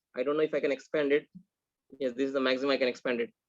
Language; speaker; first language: English; non-native, local second language; Urdu